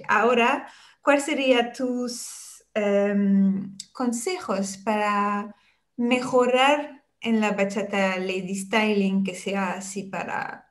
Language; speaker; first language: Spanish; non-native, fluent; French